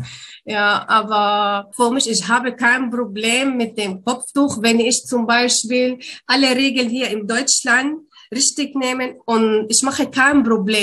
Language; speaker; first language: German; non-native, learner; Arabic